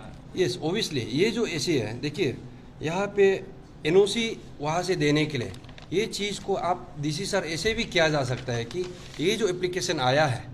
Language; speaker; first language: Hindi; non-native, local second language; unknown